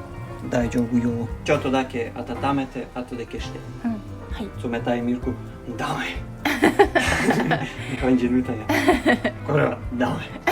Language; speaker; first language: Japanese; non-native, learner; Serbian